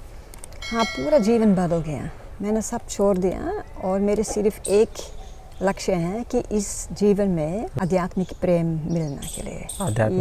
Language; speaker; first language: Hindi; non-native, learner; Dutch